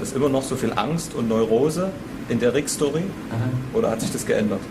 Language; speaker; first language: German; native; German